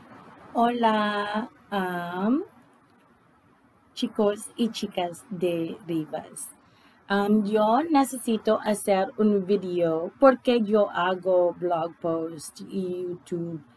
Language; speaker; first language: Spanish; non-native, learner; English